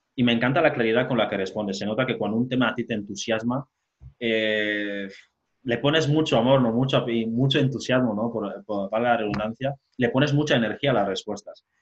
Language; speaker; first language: Spanish; non-native, local second language; Fang